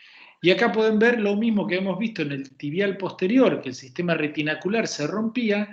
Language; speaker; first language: Spanish; native; Spanish